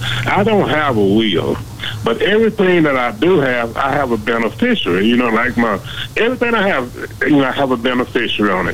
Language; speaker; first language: English; native; English